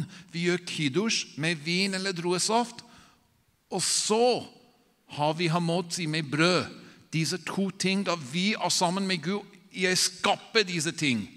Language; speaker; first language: Norwegian; non-native, fluent; English